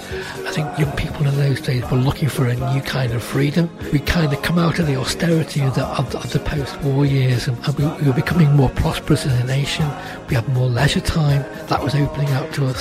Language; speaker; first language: English; native; English